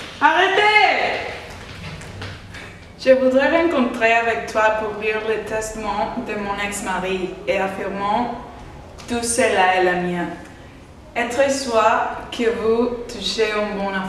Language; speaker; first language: French; non-native, learner; Spanish